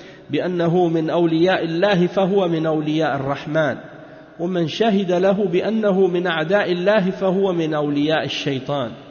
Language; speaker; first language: Arabic; non-native, fluent; French